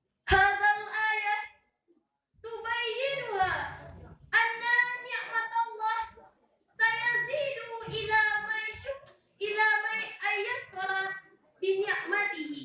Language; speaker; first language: Arabic; non-native, learner; Indonesian